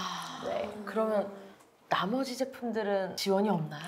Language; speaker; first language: Korean; native; Korean